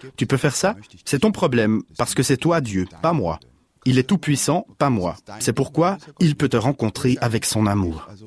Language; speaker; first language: French; non-native, fluent; German